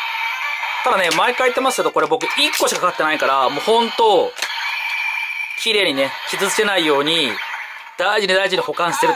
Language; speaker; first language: Japanese; native; Japanese